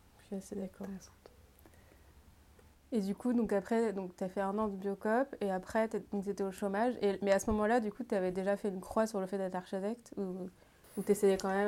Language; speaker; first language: French; native; French